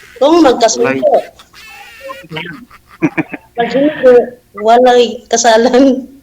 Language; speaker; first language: Filipino; non-native, local second language; Cebuano